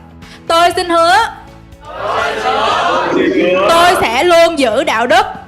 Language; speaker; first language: Vietnamese; native; Vietnamese